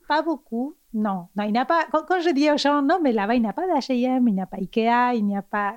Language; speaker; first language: French; non-native, fluent; Spanish